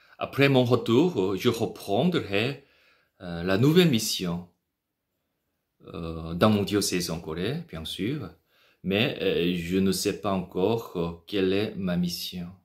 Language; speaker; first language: French; non-native, learner; Korean